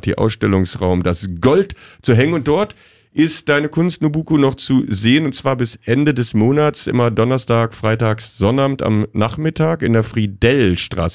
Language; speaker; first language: German; native; German